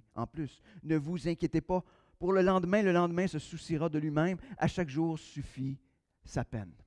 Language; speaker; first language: French; native; French